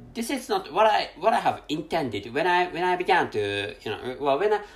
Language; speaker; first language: English; non-native, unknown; Japanese